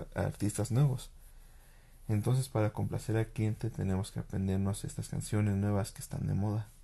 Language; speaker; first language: Spanish; early bilingual, heritage; Spanish